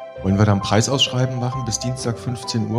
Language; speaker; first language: German; native; German